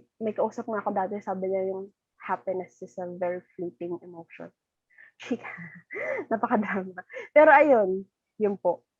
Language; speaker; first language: Filipino; native; Filipino